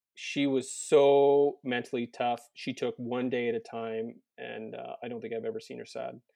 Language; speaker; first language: English; native; English